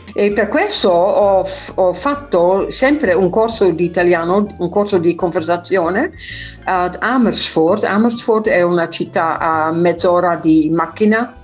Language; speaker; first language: Italian; non-native, fluent; Dutch